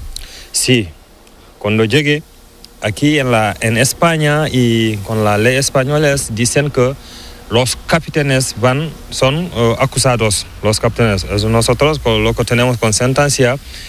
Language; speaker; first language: Spanish; non-native, learner; Fula